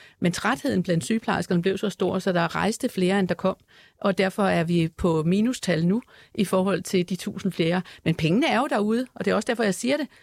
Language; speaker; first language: Danish; native; Danish